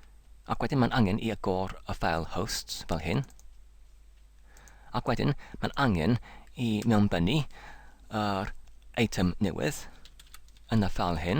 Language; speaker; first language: Welsh; non-native, learner; English